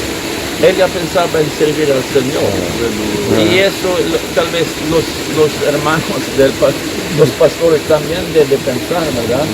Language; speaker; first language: Spanish; non-native, fluent; Swedish